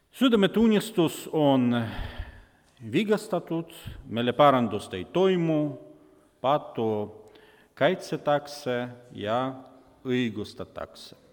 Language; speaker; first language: Estonian; non-native, local second language; Russian